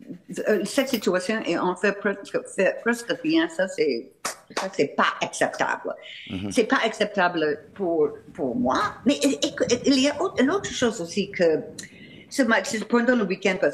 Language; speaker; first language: French; non-native, fluent; English